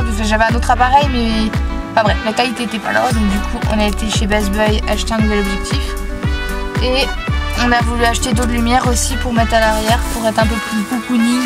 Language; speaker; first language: French; native; French